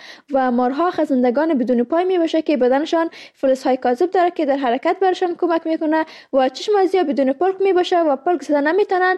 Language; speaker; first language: Persian; native; Persian